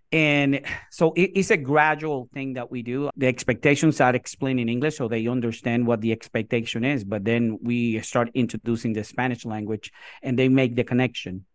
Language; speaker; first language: English; non-native, fluent; Spanish